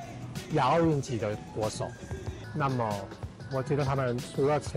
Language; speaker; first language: Chinese; native; Chinese